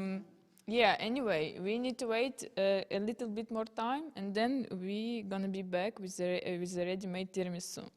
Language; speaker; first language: English; non-native, fluent; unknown